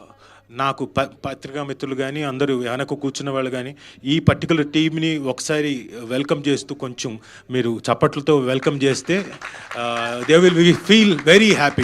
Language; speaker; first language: Telugu; native; Telugu